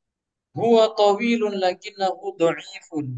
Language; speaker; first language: Arabic; non-native, fluent; Indonesian